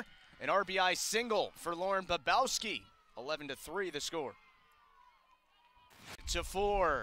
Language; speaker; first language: English; native; English